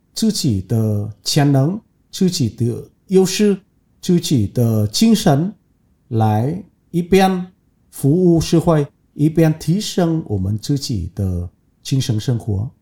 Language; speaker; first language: Chinese; non-native, fluent; Vietnamese